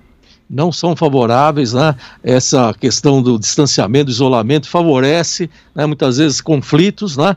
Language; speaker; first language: Portuguese; native; Portuguese